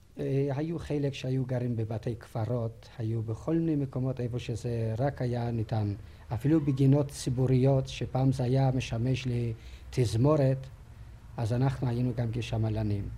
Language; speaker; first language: Hebrew; non-native, fluent; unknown